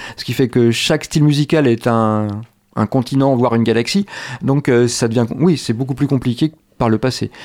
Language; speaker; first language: French; native; French